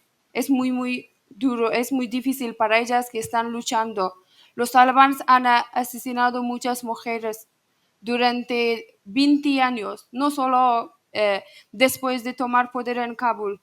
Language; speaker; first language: Spanish; non-native, learner; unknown